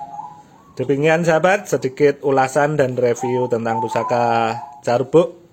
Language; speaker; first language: Indonesian; non-native, local second language; Javanese